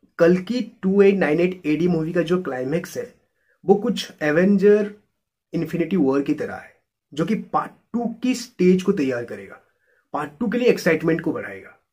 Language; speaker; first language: Hindi; native; Hindi